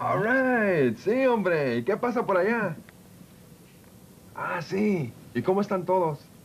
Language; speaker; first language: Spanish; early bilingual, other home language; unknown